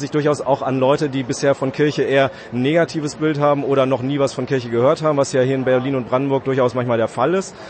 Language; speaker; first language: German; native; German